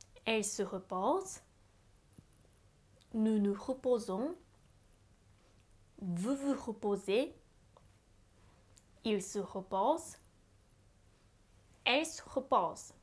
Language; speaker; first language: French; non-native, fluent; Japanese